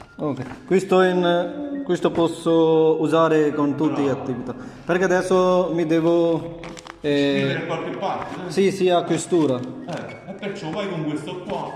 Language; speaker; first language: Italian; non-native, learner; Punjabi